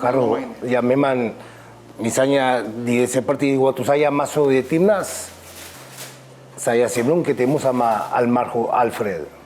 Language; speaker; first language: Indonesian; non-native, fluent; Spanish